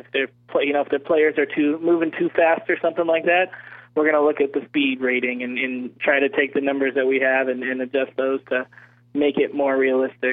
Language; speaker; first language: English; native; English